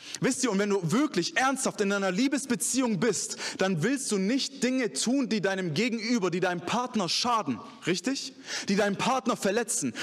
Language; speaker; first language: German; early bilingual, other home language; Arabic